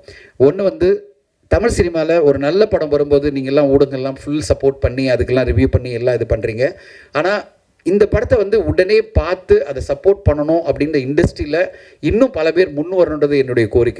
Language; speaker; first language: Tamil; native; Tamil